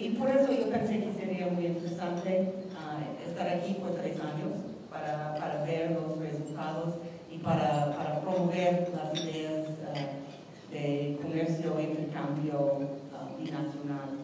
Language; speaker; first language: Spanish; non-native, fluent; English